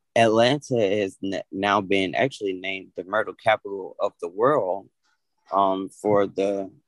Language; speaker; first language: English; native; English